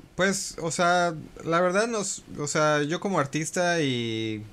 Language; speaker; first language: Spanish; early bilingual, heritage; Spanish